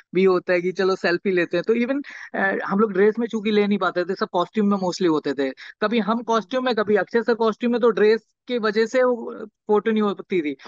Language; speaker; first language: Hindi; native; Hindi